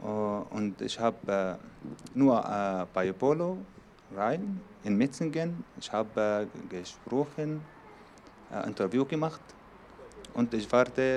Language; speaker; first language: German; non-native, learner; Arabic